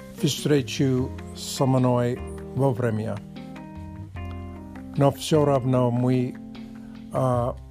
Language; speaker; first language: Russian; non-native, learner; English